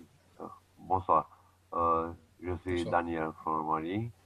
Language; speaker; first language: French; non-native, learner; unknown